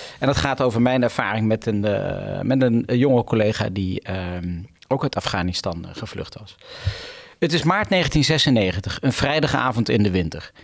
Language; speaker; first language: Dutch; native; Dutch